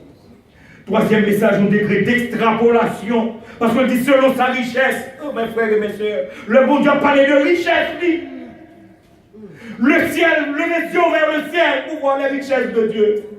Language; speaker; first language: French; non-native, local second language; Haitian Creole